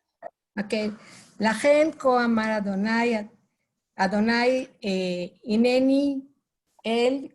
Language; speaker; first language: Hebrew; non-native, learner; Spanish